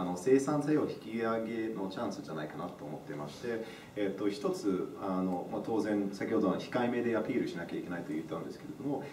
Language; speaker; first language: Japanese; non-native, fluent; English